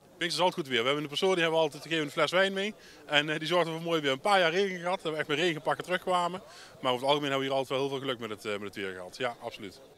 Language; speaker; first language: Dutch; native; Dutch